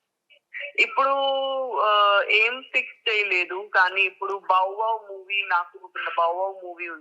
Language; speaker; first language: Telugu; non-native, learner; Gujarati